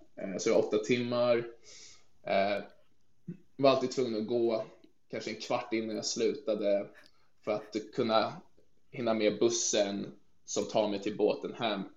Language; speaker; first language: Swedish; native; Swedish